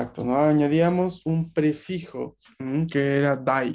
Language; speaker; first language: Spanish; native; Spanish